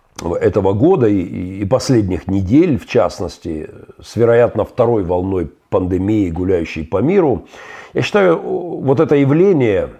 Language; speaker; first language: Russian; native; Russian